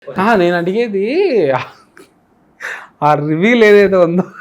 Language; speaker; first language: Telugu; native; Telugu